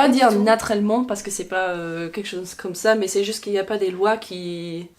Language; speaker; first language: French; non-native, fluent; English